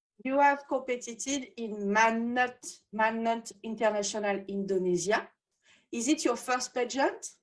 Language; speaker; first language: English; non-native, learner; French